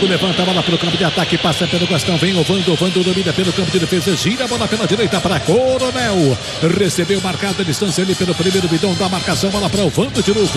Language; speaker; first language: Portuguese; native; Portuguese